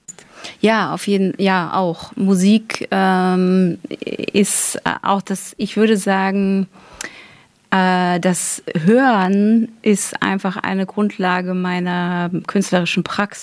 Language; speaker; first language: German; non-native, fluent; French